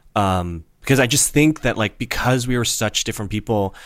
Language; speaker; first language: English; native; English